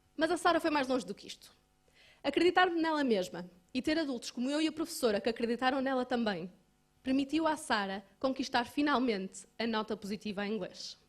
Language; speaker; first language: Portuguese; native; Portuguese